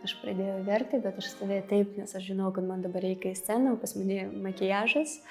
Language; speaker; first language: Lithuanian; non-native, fluent; Russian